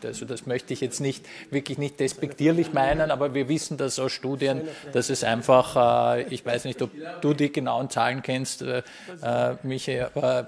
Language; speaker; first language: German; native; German